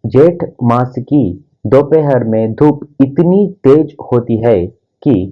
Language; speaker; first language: Hindi; non-native, local second language; Kannada